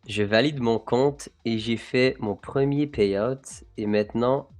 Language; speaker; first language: French; non-native, learner; English